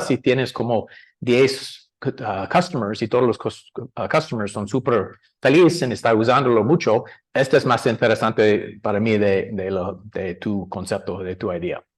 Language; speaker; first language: Spanish; non-native, learner; English